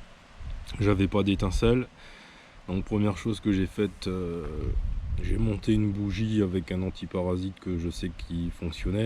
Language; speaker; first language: French; native; French